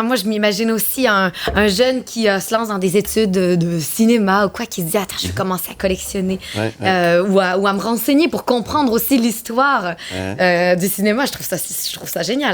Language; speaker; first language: French; native; French